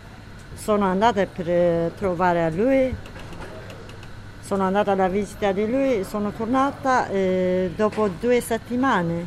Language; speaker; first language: Italian; non-native, learner; Kurdish